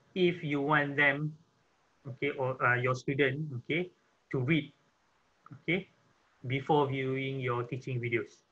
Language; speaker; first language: English; non-native, local second language; Malay